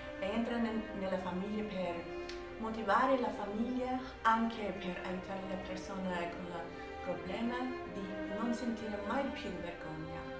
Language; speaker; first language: Italian; non-native, fluent; English